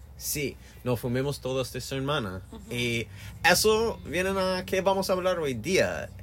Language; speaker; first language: Spanish; non-native, learner; English